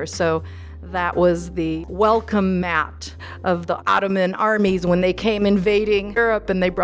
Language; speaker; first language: English; early bilingual, other home language; Macedonian